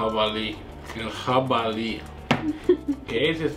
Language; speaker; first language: Spanish; non-native, learner; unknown